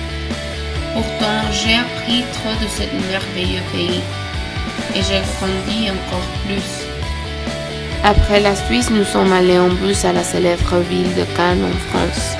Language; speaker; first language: French; non-native, learner; Spanish